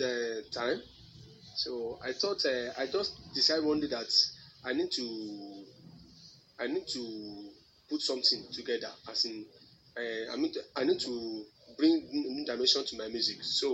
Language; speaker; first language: English; non-native, local second language; Yoruba